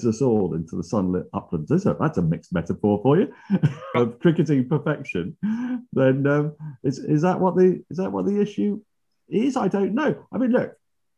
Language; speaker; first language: English; native; English